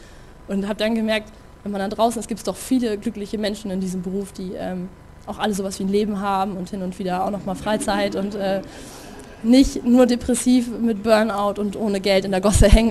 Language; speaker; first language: German; native; German